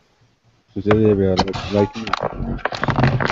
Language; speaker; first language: English; non-native, learner; Arabic